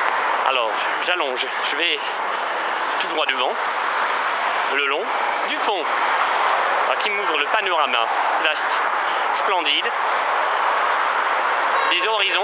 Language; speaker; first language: French; non-native, fluent; Russian